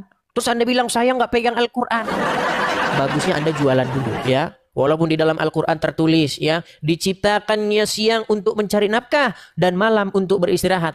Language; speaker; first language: Indonesian; native; Indonesian